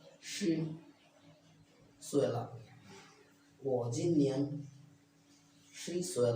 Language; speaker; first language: Chinese; non-native, learner; Bangla